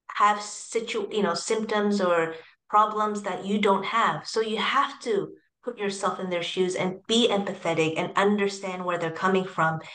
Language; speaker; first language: English; early bilingual, other home language; Cantonese